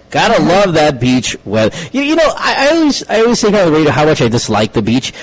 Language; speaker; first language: English; non-native, local second language; Filipino